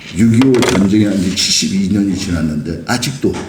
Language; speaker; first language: Korean; native; Korean